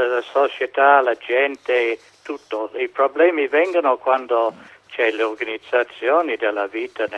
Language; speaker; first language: Italian; non-native, fluent; English